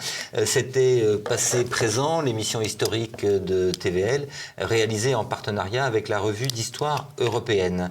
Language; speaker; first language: French; native; French